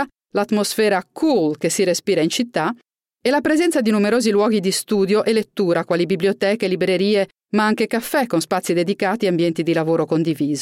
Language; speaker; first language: Italian; native; Italian